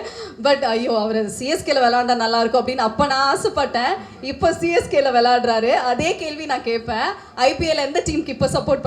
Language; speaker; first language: Tamil; native; Tamil